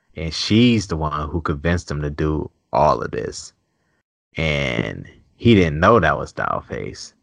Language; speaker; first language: English; native; English